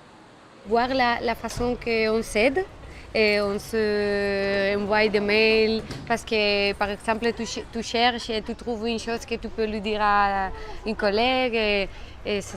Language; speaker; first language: French; non-native, fluent; Spanish